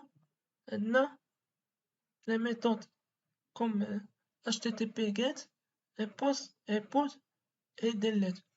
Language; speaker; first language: French; non-native, local second language; Arabic